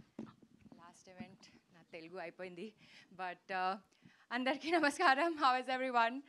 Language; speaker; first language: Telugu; non-native, learner; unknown